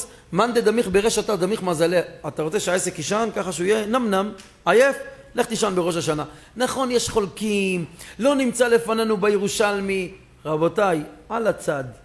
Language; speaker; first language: Hebrew; native; Hebrew